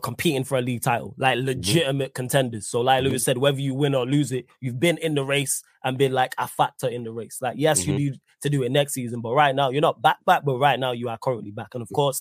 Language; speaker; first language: English; native; English